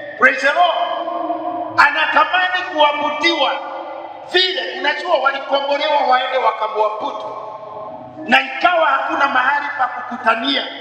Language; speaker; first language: Swahili; non-native, local second language; Kikuyu